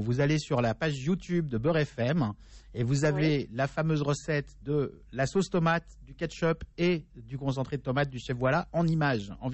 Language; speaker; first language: French; native; French